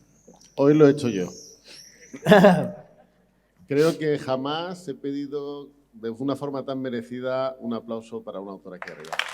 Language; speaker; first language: Spanish; native; Spanish